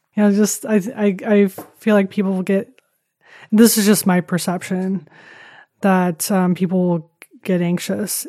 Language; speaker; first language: English; early bilingual, other home language; Chinese